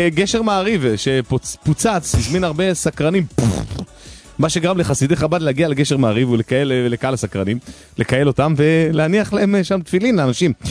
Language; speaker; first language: Hebrew; native; Hebrew